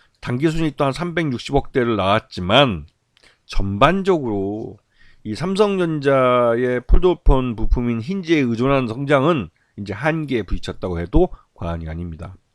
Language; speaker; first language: Korean; native; Korean